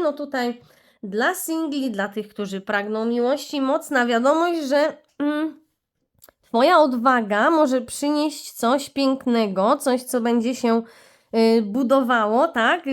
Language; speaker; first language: Polish; native; Polish